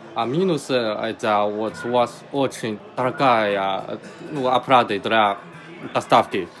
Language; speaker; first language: Russian; non-native, learner; Chinese